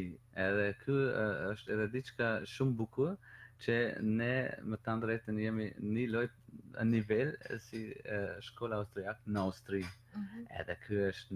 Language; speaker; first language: Albanian; non-native, learner; German